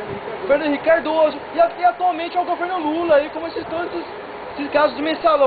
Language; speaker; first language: Portuguese; native; Portuguese